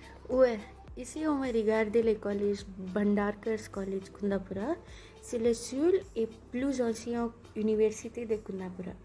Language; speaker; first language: French; non-native, fluent; Konkani